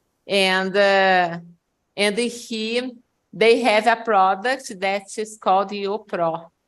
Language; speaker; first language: English; non-native, fluent; Portuguese